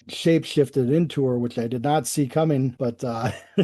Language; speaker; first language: English; native; English